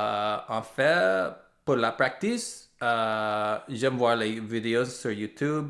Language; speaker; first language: French; non-native, learner; English